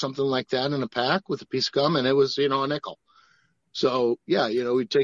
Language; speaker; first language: English; native; English